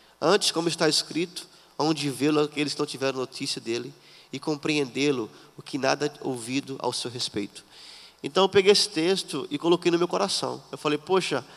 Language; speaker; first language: Portuguese; native; Portuguese